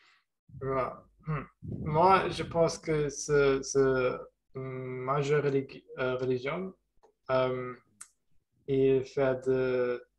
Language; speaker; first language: French; non-native, learner; German